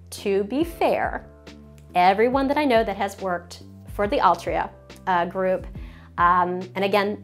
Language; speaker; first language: English; native; English